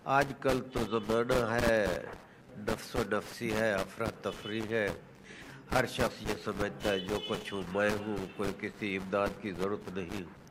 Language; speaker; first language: Urdu; non-native, local second language; Saraiki